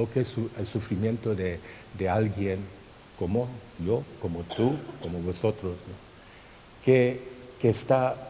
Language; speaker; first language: Spanish; non-native, fluent; Thai